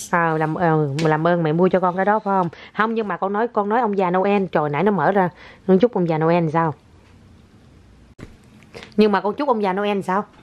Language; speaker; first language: Vietnamese; native; Vietnamese